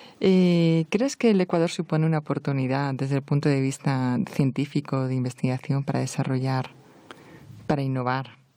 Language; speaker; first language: Spanish; native; Spanish